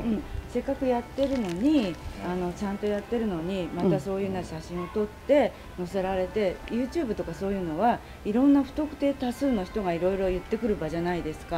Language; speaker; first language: Japanese; native; Japanese